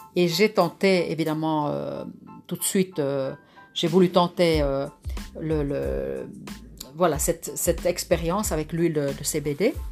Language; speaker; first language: French; non-native, fluent; Finnish